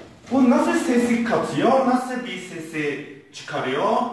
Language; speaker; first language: Turkish; non-native, fluent; Korean